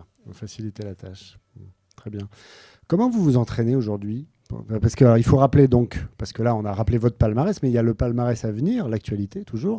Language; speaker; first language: French; native; French